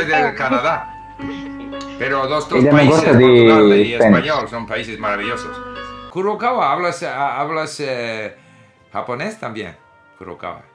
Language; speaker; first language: Spanish; non-native, fluent; English